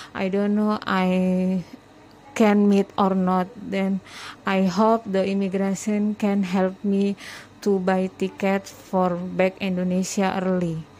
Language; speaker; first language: English; non-native, learner; Indonesian